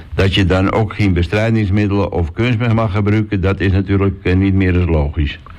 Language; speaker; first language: Dutch; native; Dutch